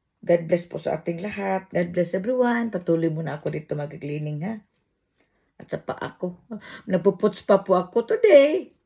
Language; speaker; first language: Filipino; non-native, local second language; Cebuano